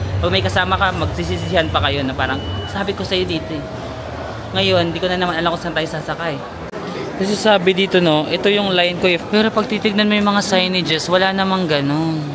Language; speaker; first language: Filipino; non-native, local second language; Waray